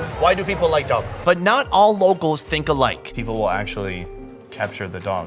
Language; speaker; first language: English; native; English